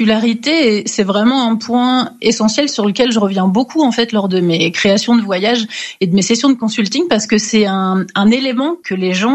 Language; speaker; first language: French; native; French